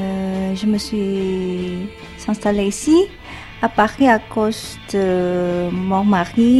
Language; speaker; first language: French; non-native, learner; Indonesian